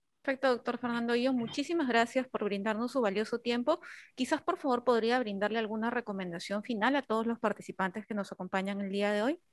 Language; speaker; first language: Spanish; native; Spanish